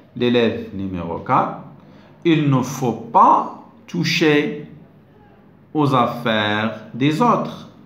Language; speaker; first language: French; non-native, local second language; Arabic